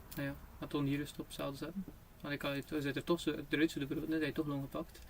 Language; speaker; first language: Dutch; native; Dutch